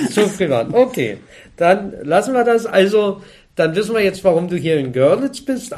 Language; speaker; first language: German; native; German